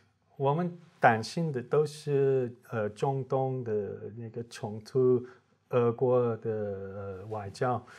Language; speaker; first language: Chinese; non-native, fluent; English